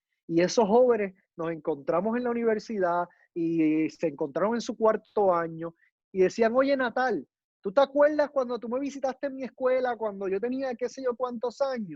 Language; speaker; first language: Spanish; native; Spanish